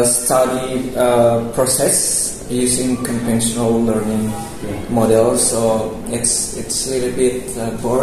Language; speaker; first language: English; non-native, local second language; Indonesian